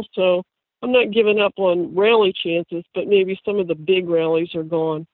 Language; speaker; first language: English; native; English